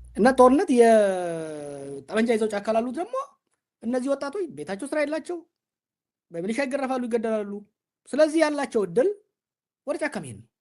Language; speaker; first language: Amharic; non-native, local second language; Oromo